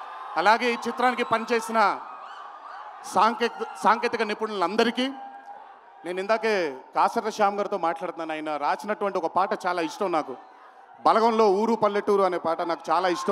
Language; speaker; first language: Telugu; native; Telugu